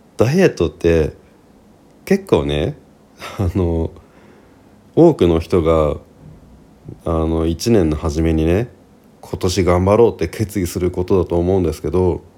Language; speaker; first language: Japanese; native; Japanese